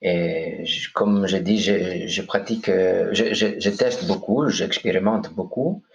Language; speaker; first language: French; non-native, fluent; Greek